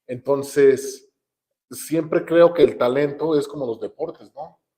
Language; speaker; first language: Spanish; early bilingual, other home language; English